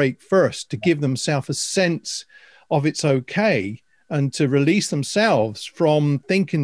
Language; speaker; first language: English; native; English